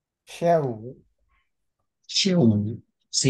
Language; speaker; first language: Chinese; non-native, learner; Vietnamese